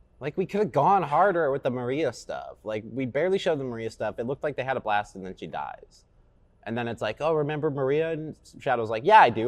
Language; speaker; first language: English; native; English